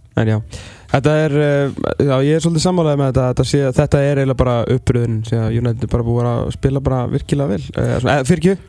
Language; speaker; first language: Icelandic; native; Icelandic